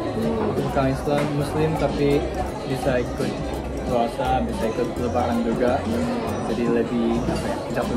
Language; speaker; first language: Indonesian; non-native, fluent; Japanese